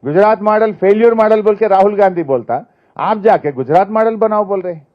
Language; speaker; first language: Hindi; non-native, local second language; Telugu